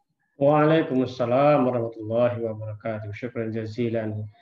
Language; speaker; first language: Arabic; non-native, fluent; Indonesian